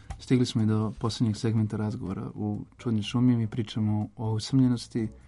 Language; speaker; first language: Serbian; native; Serbian